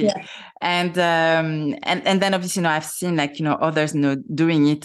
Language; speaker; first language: English; non-native, fluent; French